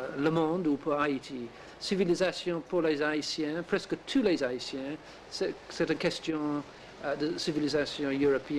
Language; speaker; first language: French; non-native, learner; English